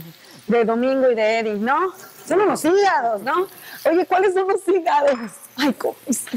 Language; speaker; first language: Spanish; native; Spanish